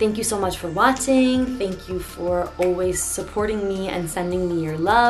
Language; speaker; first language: English; native; English